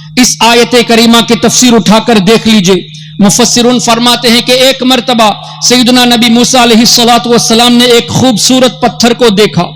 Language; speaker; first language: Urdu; non-native, fluent; Memoni